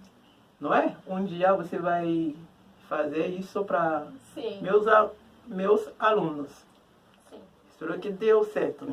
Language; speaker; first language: Portuguese; non-native, learner; Haitian Creole